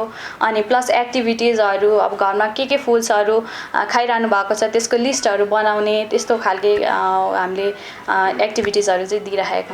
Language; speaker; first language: Nepali; native; Nepali